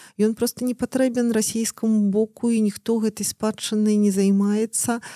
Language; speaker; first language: Belarusian; non-native, local second language; Russian